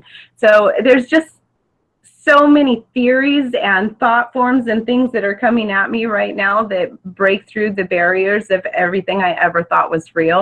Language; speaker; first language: English; native; English